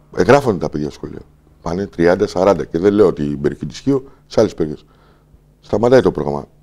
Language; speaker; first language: Greek; native; Greek